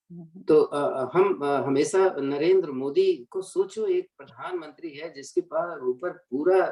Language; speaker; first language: Hindi; native; Hindi